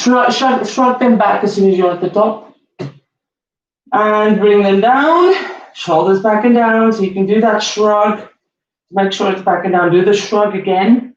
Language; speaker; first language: English; native; English